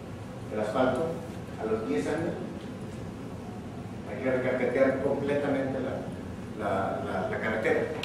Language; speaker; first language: Spanish; native; Spanish